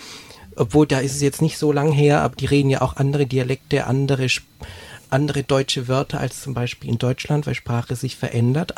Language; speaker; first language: German; native; German